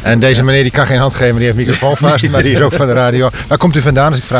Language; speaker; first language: Dutch; native; Dutch